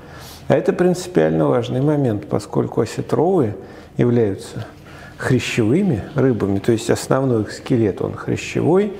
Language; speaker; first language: Russian; native; Russian